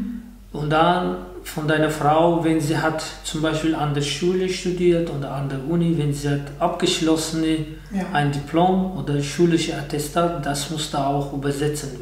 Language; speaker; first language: German; non-native, learner; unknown